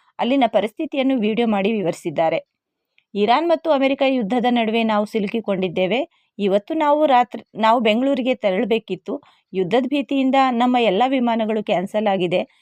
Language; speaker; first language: Kannada; non-native, local second language; Lambadi